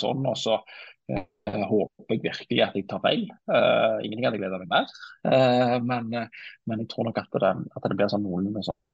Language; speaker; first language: Norwegian; native; Norwegian